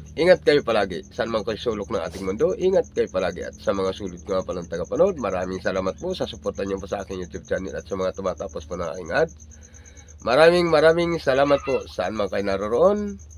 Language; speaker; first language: Filipino; non-native, local second language; Bikol